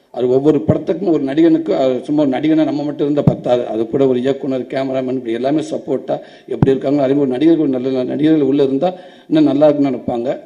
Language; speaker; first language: Tamil; native; Tamil